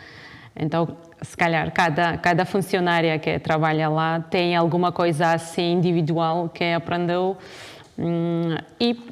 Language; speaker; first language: Portuguese; non-native, fluent; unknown